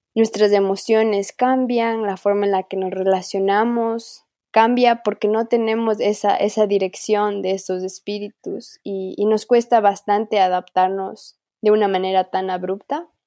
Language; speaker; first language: Spanish; non-native, local second language; Quechua